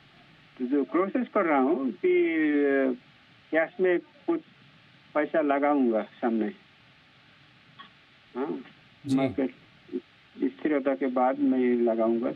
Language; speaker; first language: Hindi; non-native, local second language; Bangla